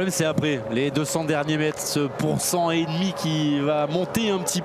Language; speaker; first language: French; native; French